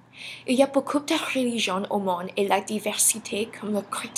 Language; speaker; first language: French; non-native, learner; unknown